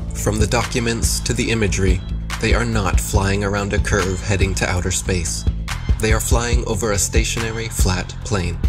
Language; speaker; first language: English; native; English